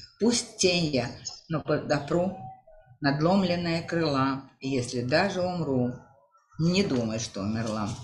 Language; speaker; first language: Russian; native; Russian